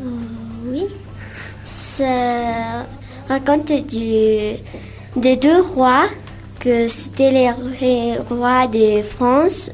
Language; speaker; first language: French; non-native, learner; Spanish